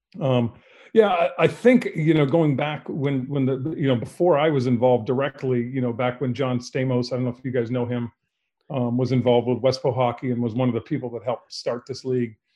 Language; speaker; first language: English; native; English